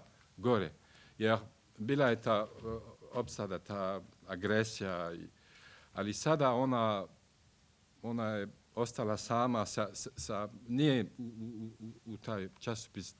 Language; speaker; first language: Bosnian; non-native, learner; French